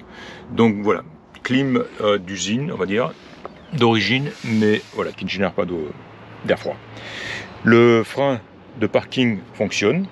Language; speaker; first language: French; native; French